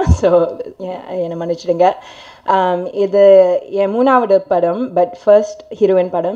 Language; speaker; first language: Tamil; non-native, learner; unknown